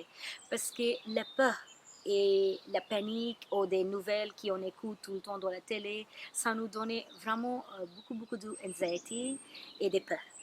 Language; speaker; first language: French; non-native, learner; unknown